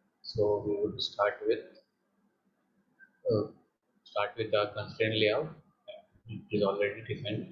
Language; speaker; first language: English; non-native, fluent; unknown